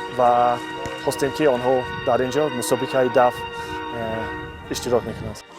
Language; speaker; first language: Persian; native; Persian